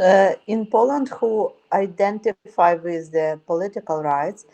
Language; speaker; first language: English; non-native, learner; Ukrainian